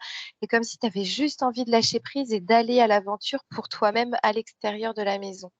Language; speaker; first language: French; native; French